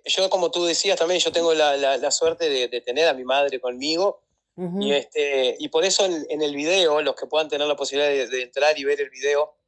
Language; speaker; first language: Spanish; native; Spanish